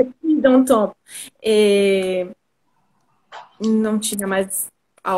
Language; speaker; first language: French; non-native, learner; Portuguese